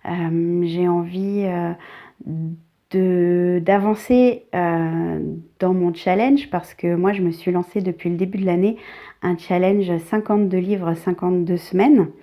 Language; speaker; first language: French; native; French